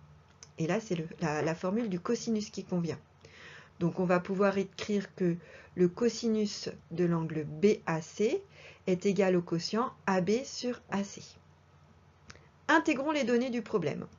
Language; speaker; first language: French; native; French